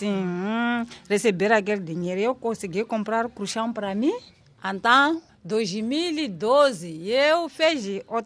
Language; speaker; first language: Portuguese; non-native, local second language; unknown